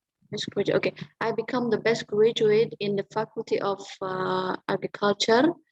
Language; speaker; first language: English; non-native, fluent; Indonesian